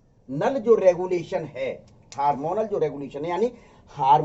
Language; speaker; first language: Hindi; native; Hindi